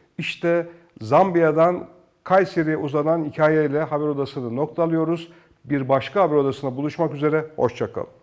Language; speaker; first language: Turkish; native; Turkish